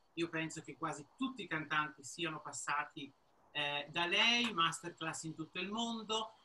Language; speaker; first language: Italian; native; Italian